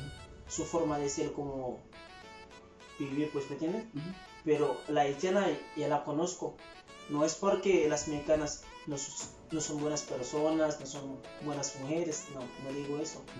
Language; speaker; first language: Spanish; non-native, fluent; Haitian Creole